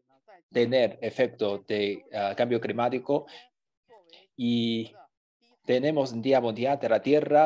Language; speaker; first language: Spanish; non-native, fluent; Chinese